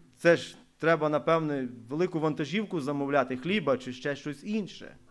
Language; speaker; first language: Ukrainian; non-native, local second language; Russian